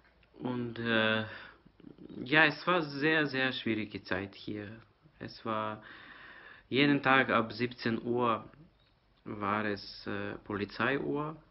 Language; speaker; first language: German; non-native, learner; Serbian